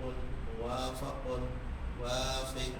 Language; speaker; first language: Arabic; non-native, learner; Indonesian